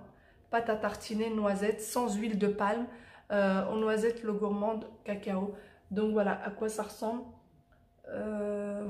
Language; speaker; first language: French; native; French